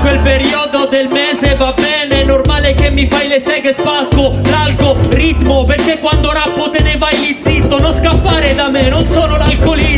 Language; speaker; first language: Italian; native; Italian